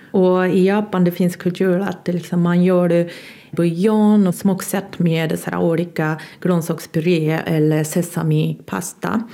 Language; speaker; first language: Swedish; non-native, fluent; Japanese